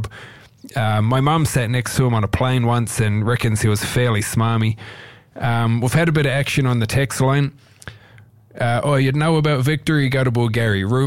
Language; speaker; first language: English; native; English